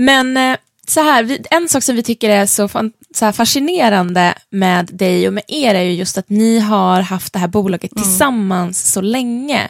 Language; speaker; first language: Swedish; native; Swedish